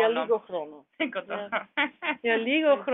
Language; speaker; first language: Greek; non-native, learner; German